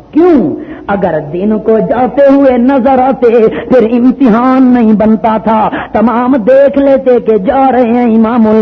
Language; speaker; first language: Urdu; non-native, local second language; Pashto